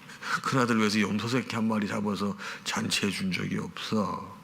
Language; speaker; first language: Korean; native; Korean